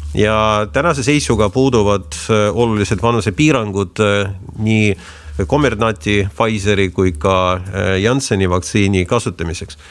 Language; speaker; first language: Estonian; non-native, local second language; Russian